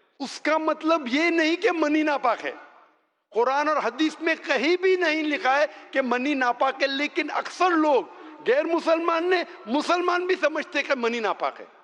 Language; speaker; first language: Urdu; non-native, local second language; Konkani